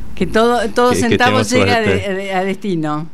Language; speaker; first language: Spanish; native; Spanish